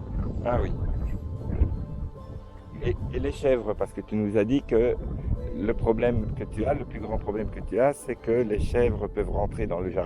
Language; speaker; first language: French; native; French